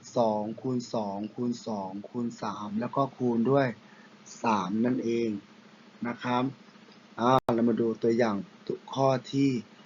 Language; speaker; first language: Thai; non-native, local second language; Pattani Malay